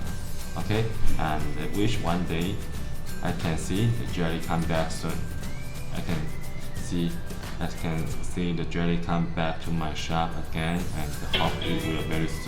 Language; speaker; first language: English; non-native, learner; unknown